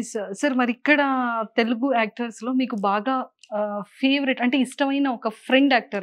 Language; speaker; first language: Telugu; native; Telugu